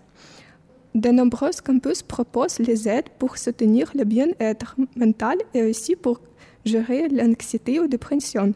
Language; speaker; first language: French; non-native, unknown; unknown